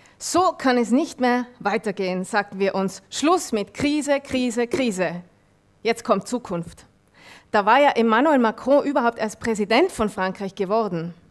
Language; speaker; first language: German; non-native, fluent; French